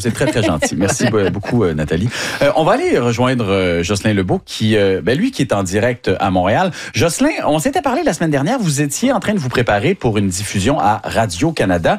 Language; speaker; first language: French; native; French